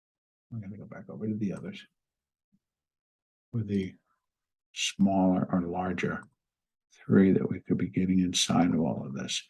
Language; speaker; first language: English; native; English